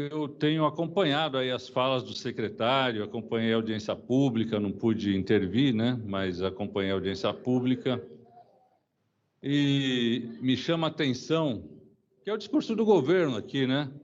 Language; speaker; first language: Portuguese; native; Portuguese